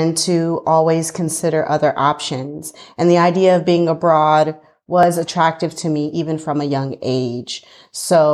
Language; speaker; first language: English; native; English